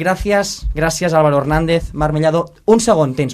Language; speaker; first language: Catalan; native; Catalan